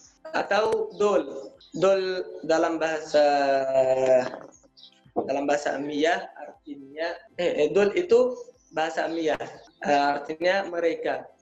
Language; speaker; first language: Indonesian; non-native, learner; Arabic